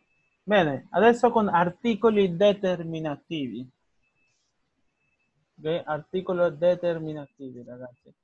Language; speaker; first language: Italian; non-native, learner; Spanish